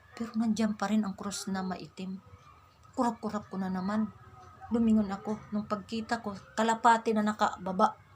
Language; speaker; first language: Filipino; non-native, local second language; Waray